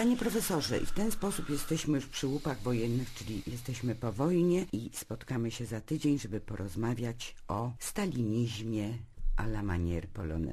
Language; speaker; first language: Polish; native; Polish